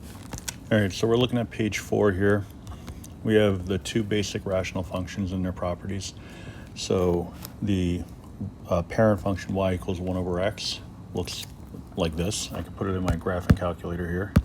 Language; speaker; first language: English; native; English